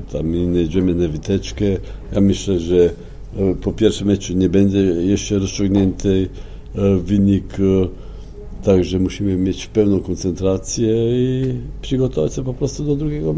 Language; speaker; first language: Polish; non-native, fluent; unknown